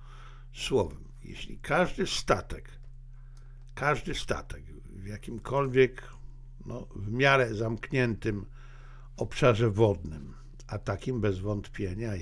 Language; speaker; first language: Polish; native; Polish